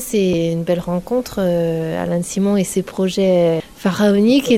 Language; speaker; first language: French; native; French